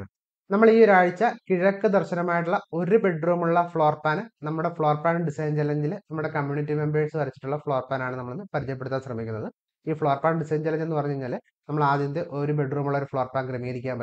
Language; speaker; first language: Malayalam; native; Malayalam